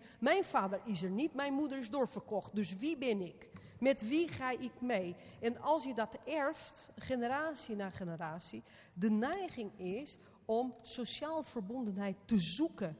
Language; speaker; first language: Dutch; non-native, fluent; Portuguese